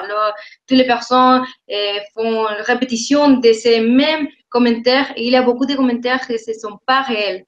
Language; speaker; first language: French; non-native, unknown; Spanish